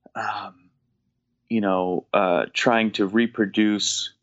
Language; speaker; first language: English; native; English